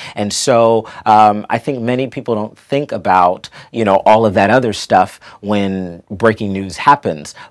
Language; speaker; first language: English; native; English